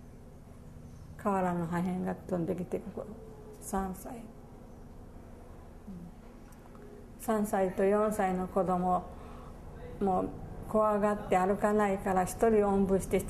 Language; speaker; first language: Japanese; native; Japanese